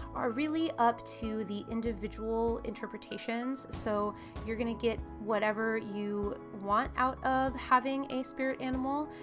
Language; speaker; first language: English; native; English